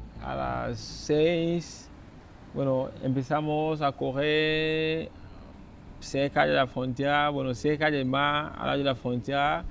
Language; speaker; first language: Spanish; non-native, fluent; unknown